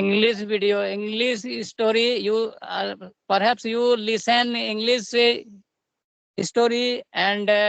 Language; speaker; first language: English; non-native, learner; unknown